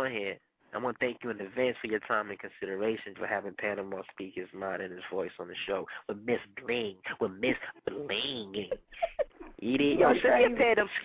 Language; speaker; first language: English; non-native, fluent; Spanish